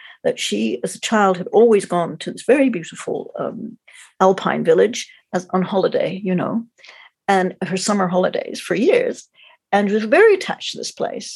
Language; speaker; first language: English; native; English